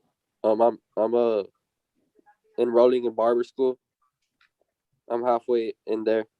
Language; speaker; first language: English; native; English